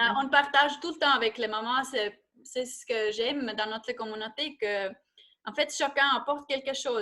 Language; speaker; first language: French; non-native, fluent; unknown